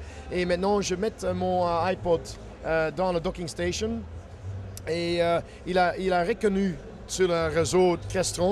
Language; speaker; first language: French; non-native, fluent; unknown